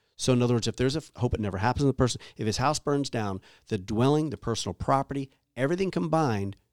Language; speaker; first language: English; native; English